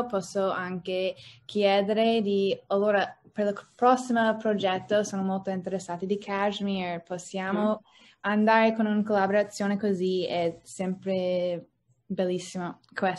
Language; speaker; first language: Italian; non-native, learner; English